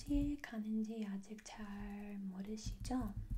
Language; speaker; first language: Korean; non-native, fluent; English